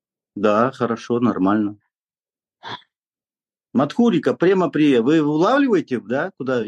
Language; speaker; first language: Russian; native; Russian